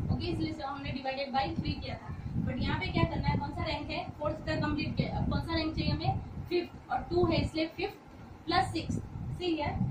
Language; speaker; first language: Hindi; non-native, local second language; Gujarati